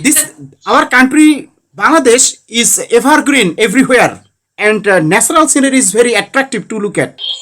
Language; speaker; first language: English; non-native, learner; Bangla